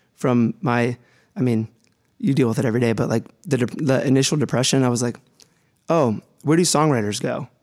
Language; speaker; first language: English; native; English